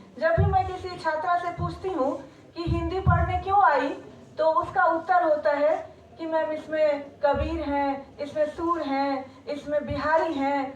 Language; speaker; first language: Hindi; non-native, local second language; Maithili